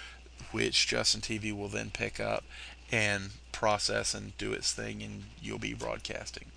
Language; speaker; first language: English; native; English